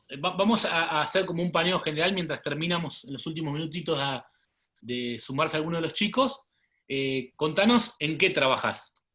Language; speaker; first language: Spanish; native; Spanish